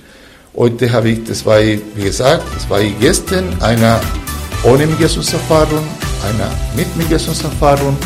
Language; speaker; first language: German; non-native, fluent; Spanish